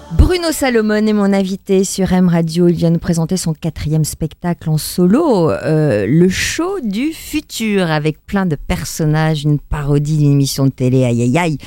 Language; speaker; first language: French; native; French